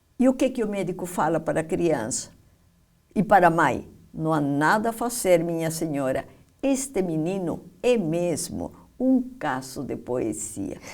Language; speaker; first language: Portuguese; non-native, fluent; Spanish